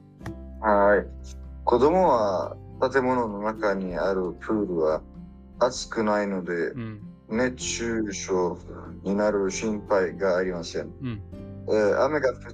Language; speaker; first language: Japanese; non-native, learner; Arabic